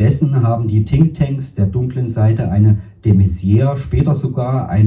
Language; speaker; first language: German; native; German